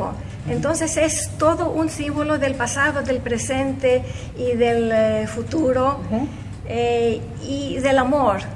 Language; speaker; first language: Spanish; non-native, fluent; Greek